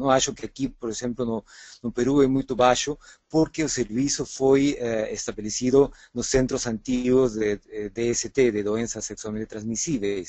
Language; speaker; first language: Portuguese; non-native, fluent; Spanish